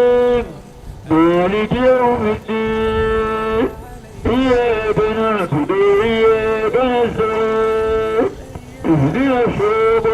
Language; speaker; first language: Arabic; non-native, fluent; Oromo